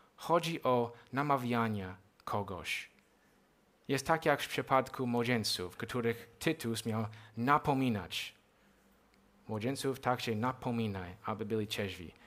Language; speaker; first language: Polish; non-native, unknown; English